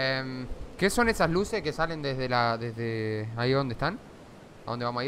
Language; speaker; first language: Spanish; native; Spanish